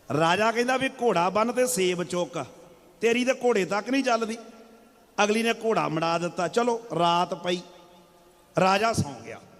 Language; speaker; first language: Punjabi; native; Punjabi